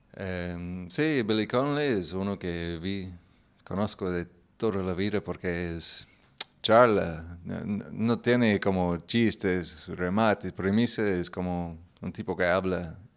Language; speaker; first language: Spanish; non-native, fluent; English